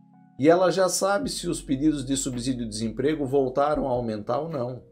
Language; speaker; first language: Portuguese; native; Portuguese